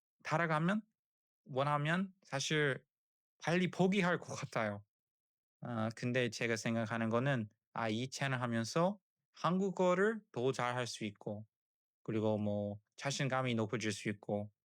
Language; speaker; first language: Korean; non-native, learner; English